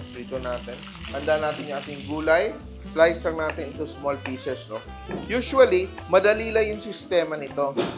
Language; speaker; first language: Filipino; non-native, local second language; Cebuano